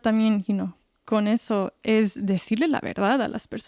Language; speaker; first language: Spanish; early bilingual, heritage; Spanish